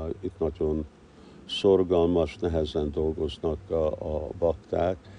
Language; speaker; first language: Hungarian; early bilingual, heritage; Hungarian